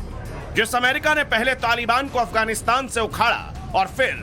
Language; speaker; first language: Hindi; native; Hindi